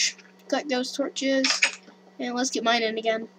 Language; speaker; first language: English; native; English